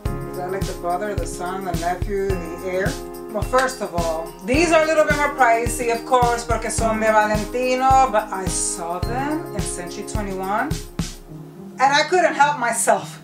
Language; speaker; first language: English; early bilingual, other home language; Spanish